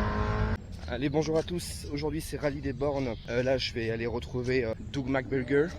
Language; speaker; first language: French; native; French